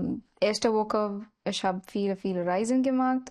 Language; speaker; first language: German; non-native, learner; Marathi